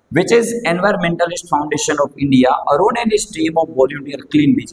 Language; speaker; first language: English; non-native, local second language; Gujarati